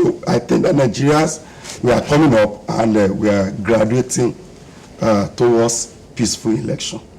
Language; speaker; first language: English; non-native, local second language; Yoruba